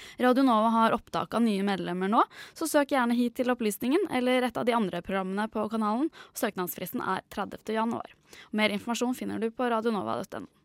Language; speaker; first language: Norwegian; native; Norwegian